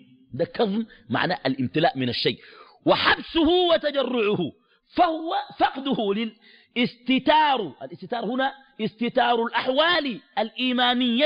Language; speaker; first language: Arabic; native; Arabic